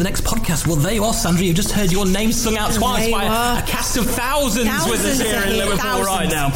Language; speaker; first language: English; native; English